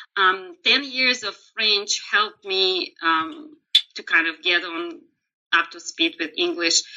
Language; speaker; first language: English; non-native, fluent; Russian